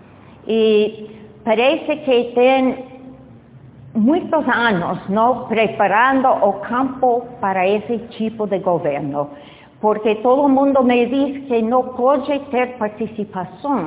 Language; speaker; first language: Portuguese; non-native, fluent; English